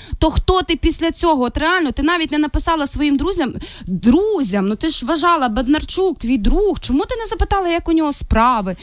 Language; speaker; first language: Ukrainian; non-native, local second language; Russian